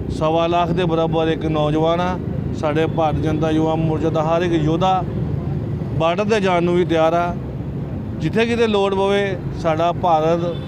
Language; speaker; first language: Punjabi; native; Punjabi